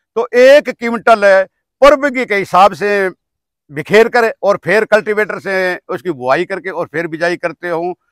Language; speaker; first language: Hindi; native; Hindi